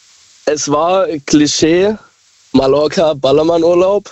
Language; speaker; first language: German; native; German